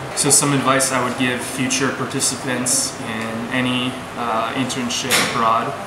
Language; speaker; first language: English; native; English